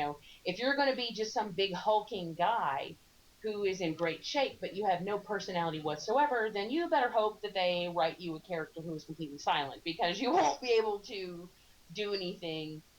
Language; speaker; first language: English; native; English